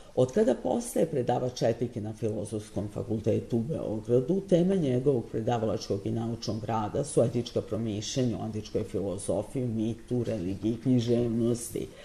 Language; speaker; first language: Serbian; native; Serbian